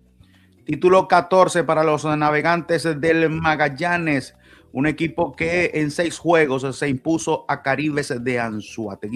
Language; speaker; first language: Spanish; native; Spanish